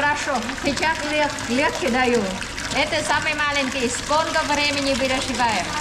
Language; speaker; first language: Russian; non-native, learner; Vietnamese